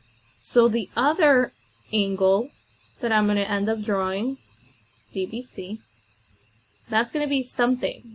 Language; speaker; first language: English; native; English